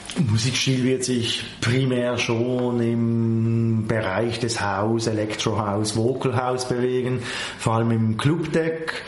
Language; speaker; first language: German; native; German